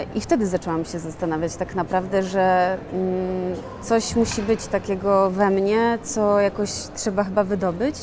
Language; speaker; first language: Polish; native; Polish